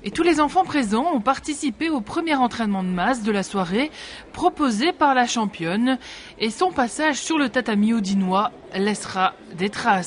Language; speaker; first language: French; native; French